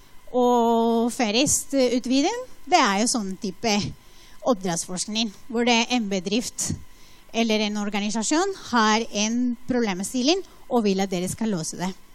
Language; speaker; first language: Norwegian; non-native, fluent; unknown